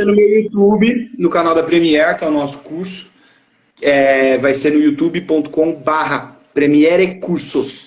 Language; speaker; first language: Portuguese; native; Portuguese